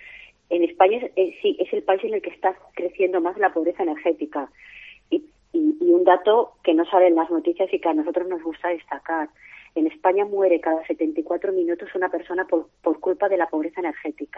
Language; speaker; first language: Spanish; native; Spanish